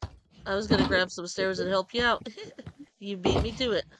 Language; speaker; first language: English; native; English